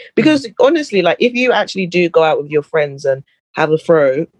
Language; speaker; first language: English; native; English